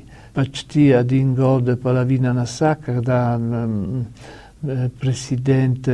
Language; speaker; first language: Russian; non-native, learner; Italian